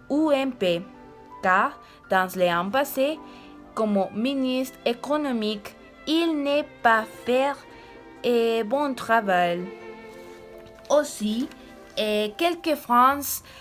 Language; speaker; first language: French; non-native, learner; Spanish